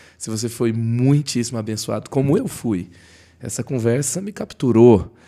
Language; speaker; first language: Portuguese; native; Portuguese